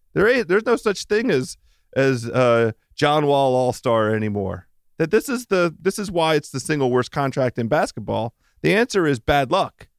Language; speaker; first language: English; native; English